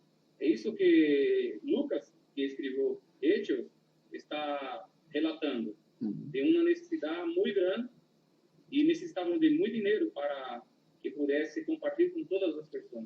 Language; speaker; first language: Spanish; non-native, learner; Portuguese